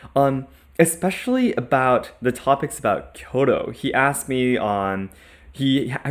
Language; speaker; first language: English; non-native, fluent; Japanese